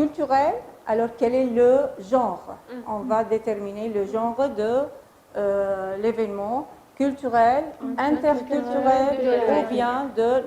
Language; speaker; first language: French; non-native, fluent; Arabic